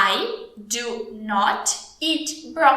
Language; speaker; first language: English; non-native, fluent; Portuguese